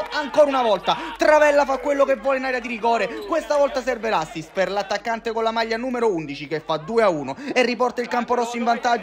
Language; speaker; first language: Italian; native; Italian